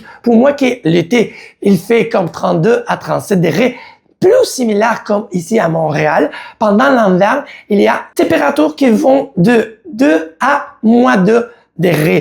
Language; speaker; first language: French; non-native, learner; Spanish